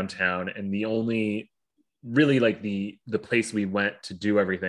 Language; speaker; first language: English; native; English